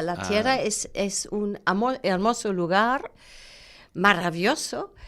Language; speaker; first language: Spanish; non-native, fluent; German